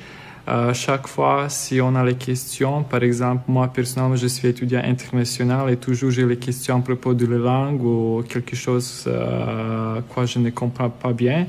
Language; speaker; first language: French; non-native, fluent; Serbian